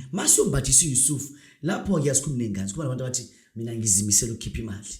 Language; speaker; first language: Zulu; non-native, local second language; Northern Sotho